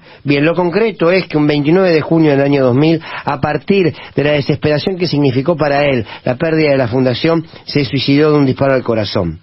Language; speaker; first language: Spanish; native; Spanish